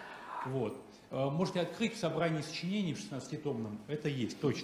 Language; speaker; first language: Russian; native; Russian